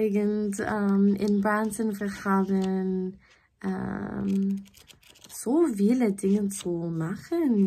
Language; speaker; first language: German; non-native, learner; English